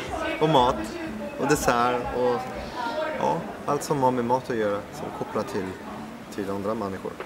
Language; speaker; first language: Swedish; non-native, fluent; French